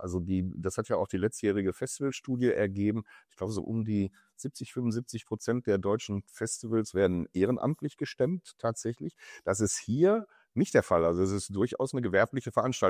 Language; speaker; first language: German; native; German